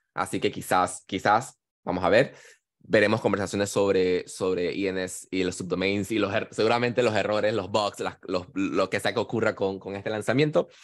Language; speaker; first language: Spanish; native; Spanish